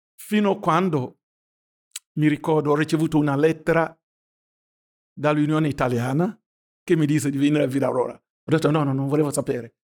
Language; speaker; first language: Italian; non-native, fluent; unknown